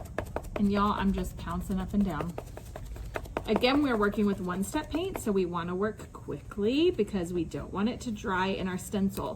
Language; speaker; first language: English; native; English